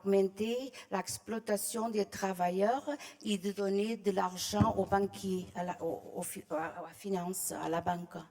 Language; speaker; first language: French; non-native, fluent; Portuguese